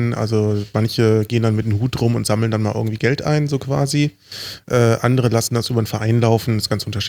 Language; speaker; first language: German; native; German